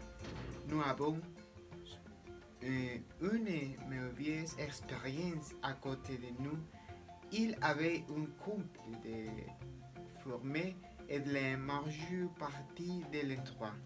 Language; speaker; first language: French; non-native, learner; Spanish